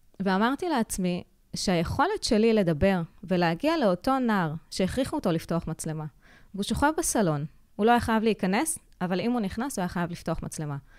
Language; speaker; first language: Hebrew; native; Hebrew